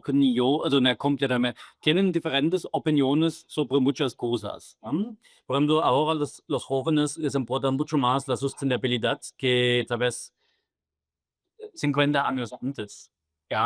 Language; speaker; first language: Spanish; non-native, fluent; German